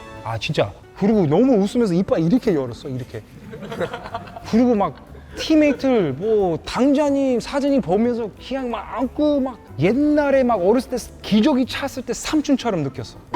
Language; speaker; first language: Korean; non-native, fluent; English